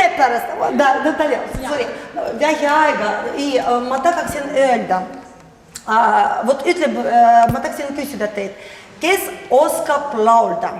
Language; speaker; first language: Estonian; non-native, learner; Russian